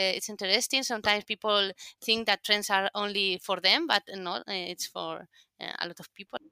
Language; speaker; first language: English; non-native, fluent; Spanish